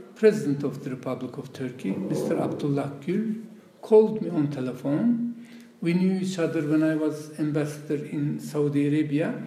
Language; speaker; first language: English; non-native, fluent; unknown